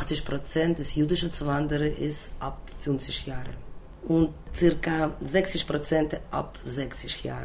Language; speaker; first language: German; non-native, learner; Russian